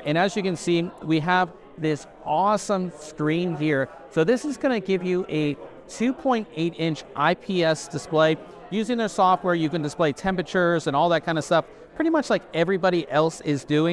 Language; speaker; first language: English; native; English